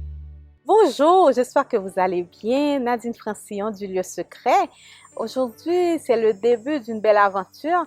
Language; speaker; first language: French; native; French